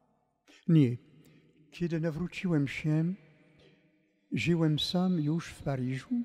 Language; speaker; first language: Polish; non-native, fluent; French